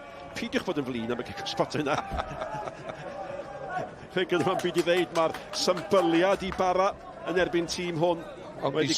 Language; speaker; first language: Welsh; native; Welsh